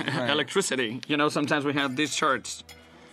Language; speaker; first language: English; non-native, fluent; Spanish